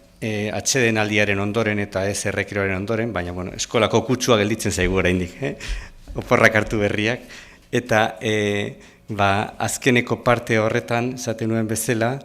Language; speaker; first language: Basque; native; Basque